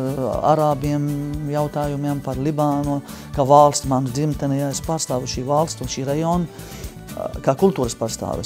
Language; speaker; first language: Latvian; non-native, fluent; Arabic